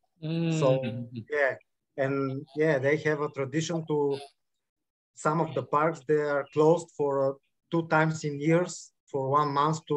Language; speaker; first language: English; non-native, learner; Bulgarian